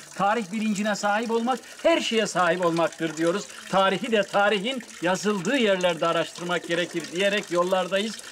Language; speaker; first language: Turkish; native; Turkish